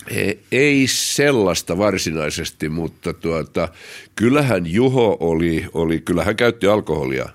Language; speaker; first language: Finnish; native; Finnish